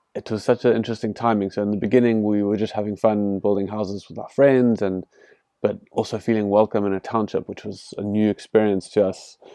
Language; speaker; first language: English; native; English